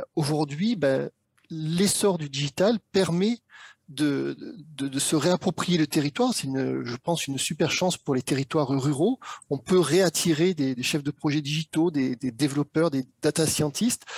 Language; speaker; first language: French; native; French